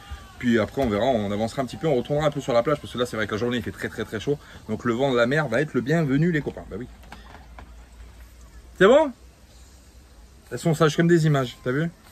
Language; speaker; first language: French; native; French